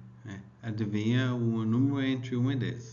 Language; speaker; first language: Portuguese; non-native, learner; English